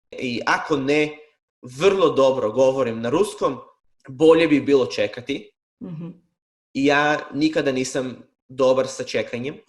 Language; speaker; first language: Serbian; non-native, fluent; Hebrew